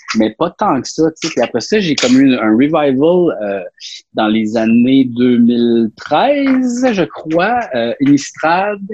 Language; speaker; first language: French; native; French